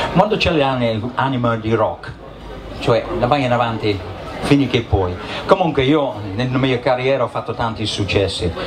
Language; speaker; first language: Italian; non-native, fluent; English